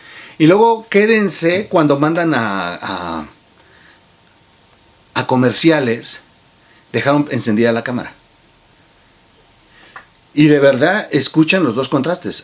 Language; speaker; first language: Spanish; native; Spanish